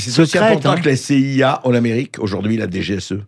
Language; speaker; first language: French; native; French